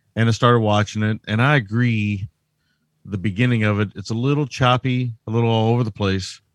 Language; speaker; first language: English; native; English